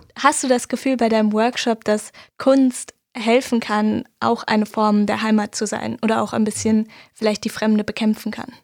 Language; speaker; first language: German; native; German